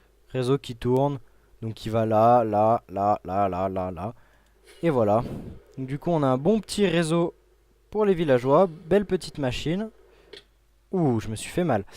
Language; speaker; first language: French; native; French